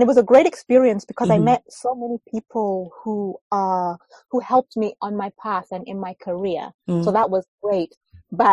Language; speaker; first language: English; native; English